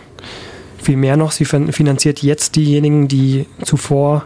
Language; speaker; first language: German; native; German